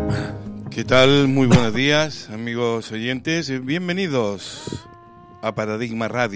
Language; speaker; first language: Spanish; native; Spanish